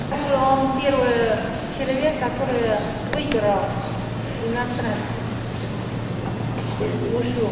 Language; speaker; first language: Russian; non-native, learner; Chinese